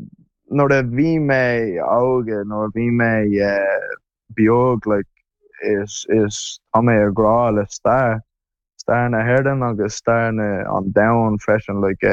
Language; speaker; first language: Irish; non-native, learner; English